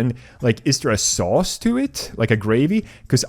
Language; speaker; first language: English; non-native, fluent; Swedish